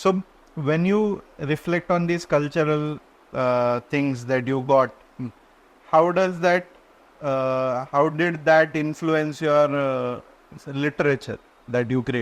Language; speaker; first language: English; non-native, local second language; Konkani